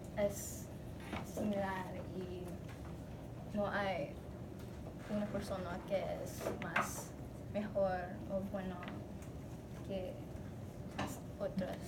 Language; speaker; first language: Spanish; non-native, learner; English